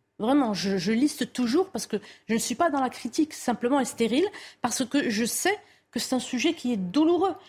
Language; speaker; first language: French; non-native, local second language; Arabic